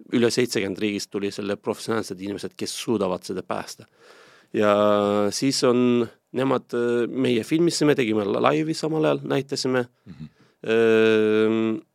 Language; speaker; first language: Estonian; non-native, fluent; Turkish